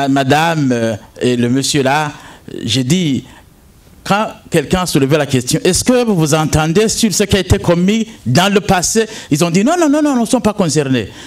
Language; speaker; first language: French; non-native, local second language; Rundi